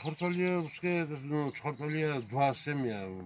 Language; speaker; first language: Russian; non-native, local second language; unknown